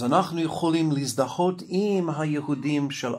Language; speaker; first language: Hebrew; non-native, fluent; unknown